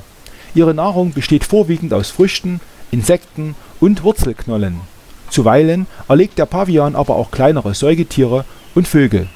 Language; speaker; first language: German; native; German